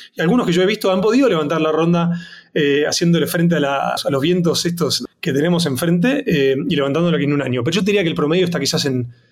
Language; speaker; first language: Spanish; native; Spanish